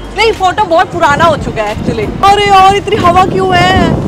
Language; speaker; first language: Hindi; native; Hindi